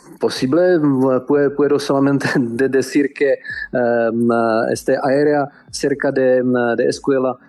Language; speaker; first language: Spanish; non-native, learner; Czech